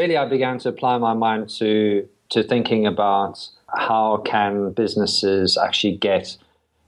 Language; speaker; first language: English; native; English